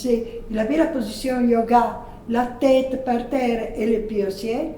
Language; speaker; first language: French; non-native, fluent; Italian